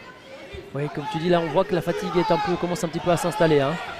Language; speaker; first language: French; native; French